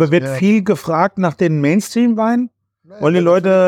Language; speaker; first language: German; native; German